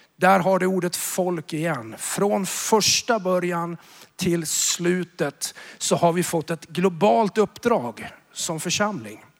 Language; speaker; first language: Swedish; native; Swedish